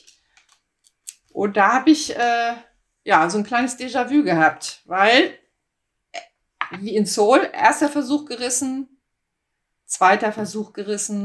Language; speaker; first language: German; native; German